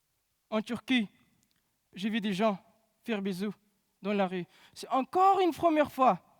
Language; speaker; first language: French; non-native, learner; Pashto